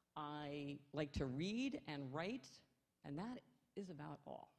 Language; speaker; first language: English; native; English